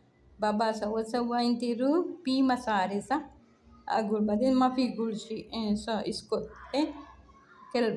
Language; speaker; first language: Arabic; non-native, learner; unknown